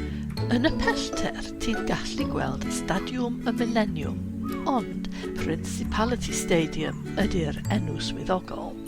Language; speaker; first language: Welsh; non-native, fluent; English